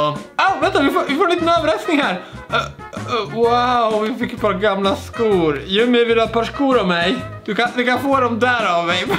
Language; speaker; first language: Swedish; native; Swedish